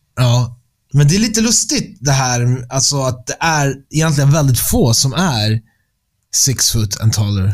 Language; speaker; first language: Swedish; early bilingual, other home language; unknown